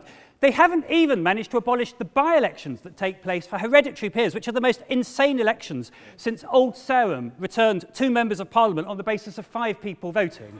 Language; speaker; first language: English; native; English